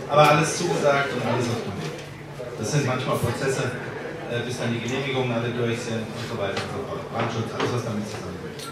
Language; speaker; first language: German; native; German